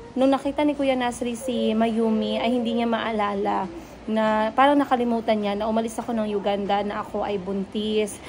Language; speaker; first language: Filipino; native; Filipino